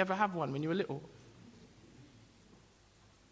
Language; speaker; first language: English; native; English